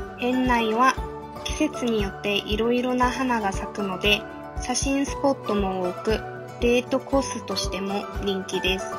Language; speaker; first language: Japanese; non-native, fluent; Korean